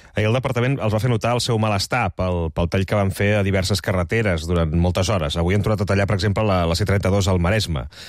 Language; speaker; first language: Catalan; native; Catalan